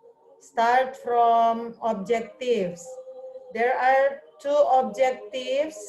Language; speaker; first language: English; non-native, learner; Indonesian